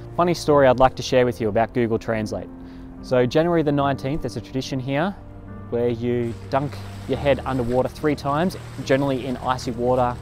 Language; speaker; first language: English; native; English